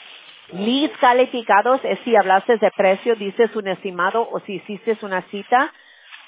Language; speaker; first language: Spanish; early bilingual, heritage; Spanish